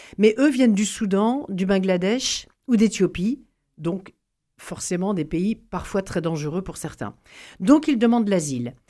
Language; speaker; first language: French; native; French